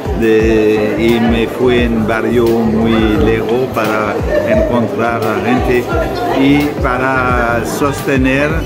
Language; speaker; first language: Spanish; non-native, learner; French